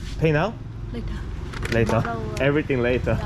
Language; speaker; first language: English; non-native, learner; Korean